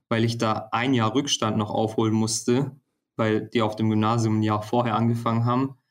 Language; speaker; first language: German; early bilingual, other home language; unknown